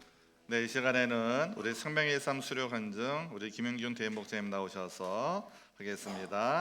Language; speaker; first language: Korean; native; Korean